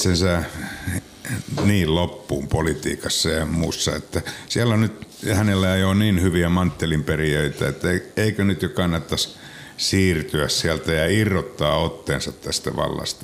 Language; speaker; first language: Finnish; native; Finnish